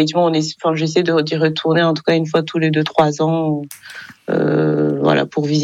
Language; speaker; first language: French; non-native, local second language; Kinyarwanda